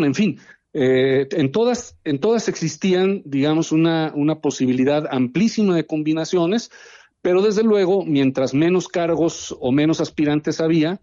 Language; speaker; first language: Spanish; native; Spanish